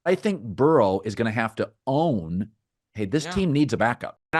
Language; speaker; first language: English; native; English